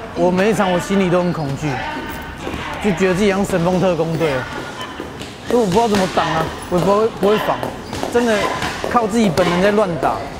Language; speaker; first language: Chinese; native; Chinese